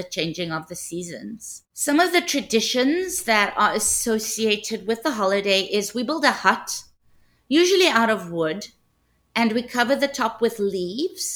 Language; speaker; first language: English; native; English